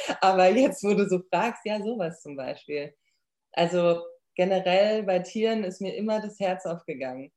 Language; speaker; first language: German; early bilingual, other home language; Polish